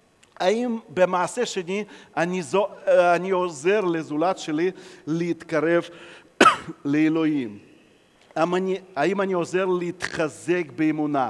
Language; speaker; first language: Hebrew; non-native, fluent; Russian